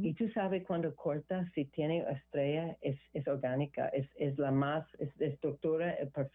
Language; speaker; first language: Spanish; non-native, learner; English